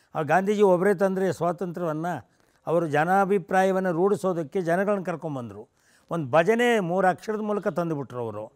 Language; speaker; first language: Kannada; non-native, local second language; Tamil